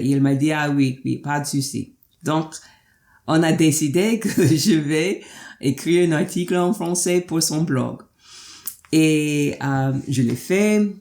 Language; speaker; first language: French; non-native, fluent; English